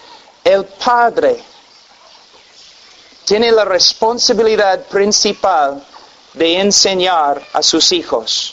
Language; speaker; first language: Spanish; non-native, fluent; English